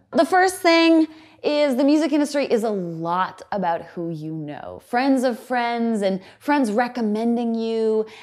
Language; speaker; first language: English; native; English